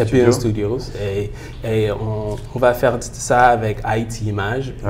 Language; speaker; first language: French; early bilingual, heritage; French